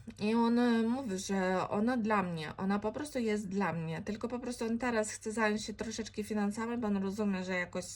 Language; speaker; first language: Polish; non-native, fluent; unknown